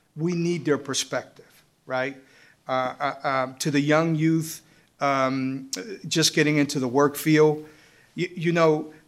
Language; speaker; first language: English; early bilingual, other home language; Spanish